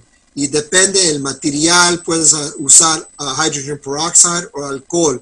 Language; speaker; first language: Spanish; non-native, fluent; English